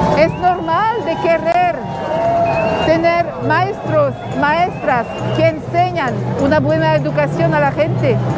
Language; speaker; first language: Spanish; non-native, fluent; French